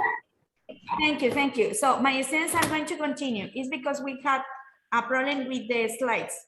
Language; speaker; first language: English; non-native, fluent; Spanish